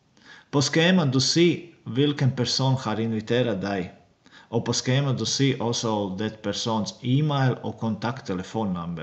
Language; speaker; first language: Norwegian; non-native, learner; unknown